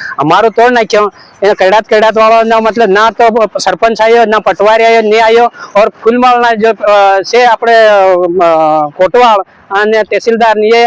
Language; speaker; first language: Hindi; non-native, local second language; Gujarati